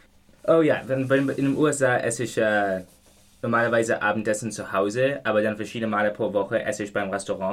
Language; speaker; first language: German; non-native, learner; English